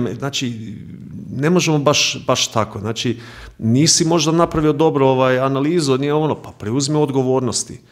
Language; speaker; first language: Croatian; early bilingual, heritage; Croatian